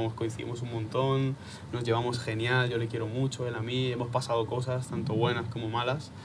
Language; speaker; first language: Spanish; native; Spanish